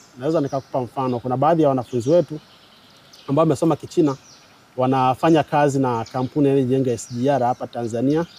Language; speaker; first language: Swahili; native; Swahili